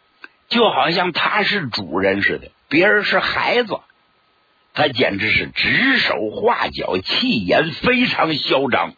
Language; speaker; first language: Chinese; native; Chinese